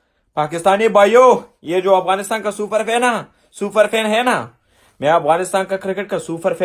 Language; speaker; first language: Hindi; non-native, fluent; Pashto